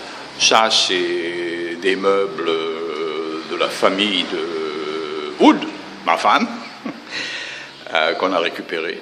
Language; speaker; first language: French; native; French